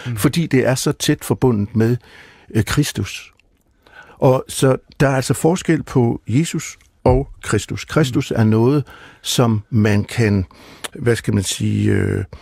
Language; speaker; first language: Danish; native; Danish